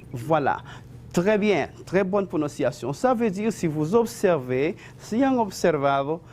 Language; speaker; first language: French; non-native, fluent; Spanish